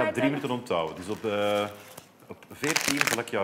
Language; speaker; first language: Dutch; native; Dutch